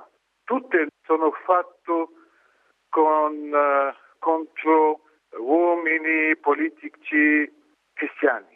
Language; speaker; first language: Italian; non-native, learner; Arabic